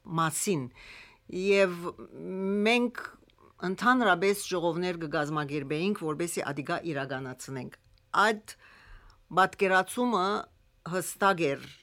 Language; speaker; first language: Armenian; early bilingual, heritage; Armenian